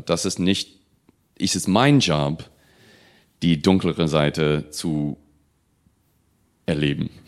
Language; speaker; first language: German; non-native, fluent; English